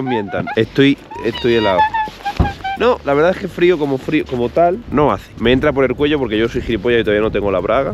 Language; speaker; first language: Spanish; native; Spanish